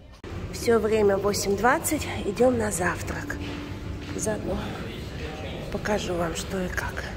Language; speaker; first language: Russian; native; Russian